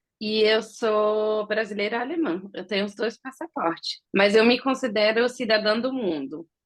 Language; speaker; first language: Portuguese; early bilingual, heritage; Portuguese